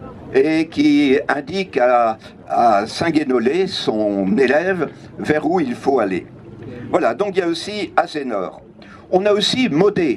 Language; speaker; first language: French; native; French